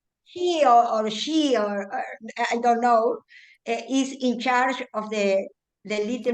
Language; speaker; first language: English; non-native, learner; Spanish